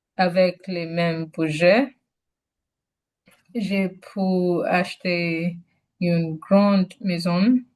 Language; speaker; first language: French; non-native, learner; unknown